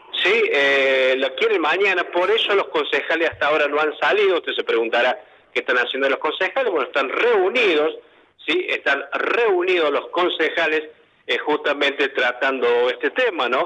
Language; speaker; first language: Spanish; native; Spanish